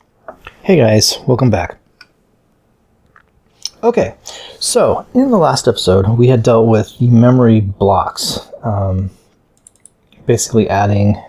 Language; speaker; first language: English; native; English